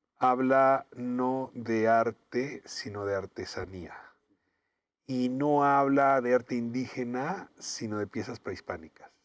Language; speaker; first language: Spanish; native; Spanish